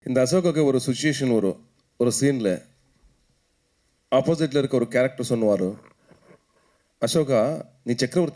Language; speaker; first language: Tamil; non-native, local second language; Kannada